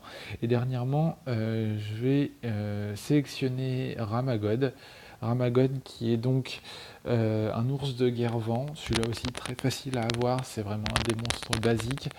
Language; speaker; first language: French; native; French